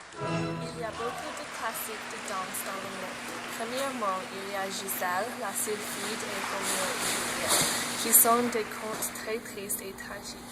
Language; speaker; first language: French; non-native, learner; English